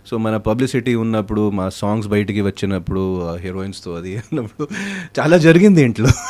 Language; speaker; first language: Telugu; non-native, fluent; Hindi